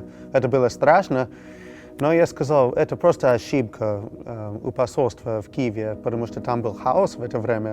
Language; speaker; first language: Russian; non-native, fluent; English